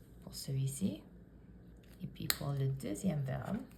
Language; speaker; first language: French; non-native, fluent; English